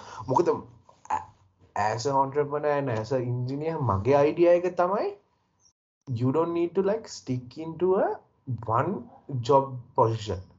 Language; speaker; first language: English; non-native, local second language; Sinhala